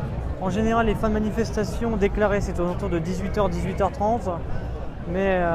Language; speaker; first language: French; native; French